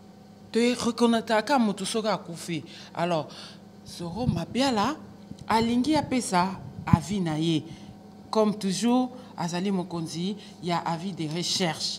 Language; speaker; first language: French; non-native, local second language; Lingala